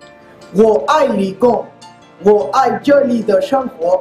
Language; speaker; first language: Chinese; non-native, learner; Spanish